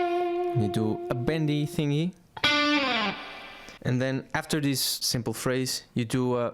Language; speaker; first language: English; non-native, fluent; Portuguese